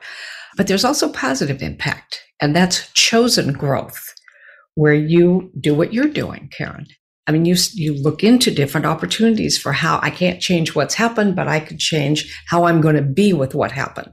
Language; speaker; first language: English; native; English